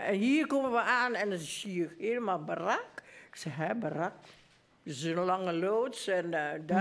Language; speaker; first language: Dutch; early bilingual, other home language; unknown